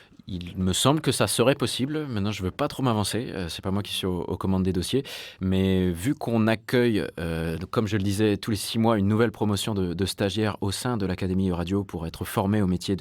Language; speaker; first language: French; native; French